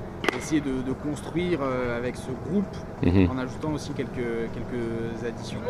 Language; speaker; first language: French; native; French